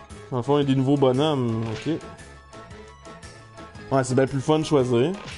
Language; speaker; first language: French; native; French